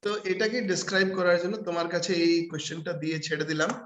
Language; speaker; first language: Bangla; non-native, local second language; Hindi